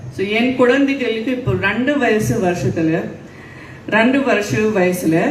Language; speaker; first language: Tamil; non-native, local second language; Gujarati